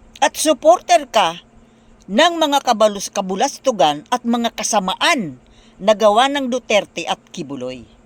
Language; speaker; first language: Filipino; non-native, local second language; Bikol